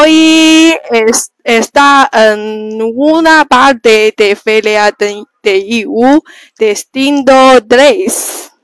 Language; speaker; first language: Spanish; non-native, learner; Chinese